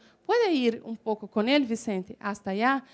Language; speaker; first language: Spanish; non-native, fluent; Portuguese